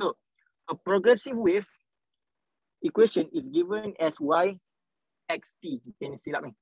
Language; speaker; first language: English; non-native, local second language; Malay